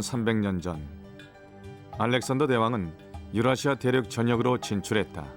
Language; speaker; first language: Korean; native; Korean